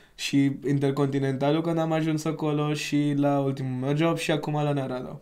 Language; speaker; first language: Romanian; non-native, fluent; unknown